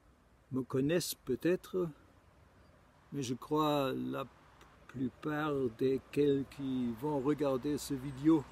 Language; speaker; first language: French; non-native, fluent; German